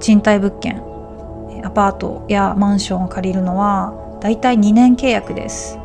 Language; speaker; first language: Japanese; native; Japanese